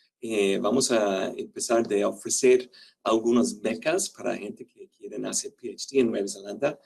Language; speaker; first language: Spanish; non-native, fluent; English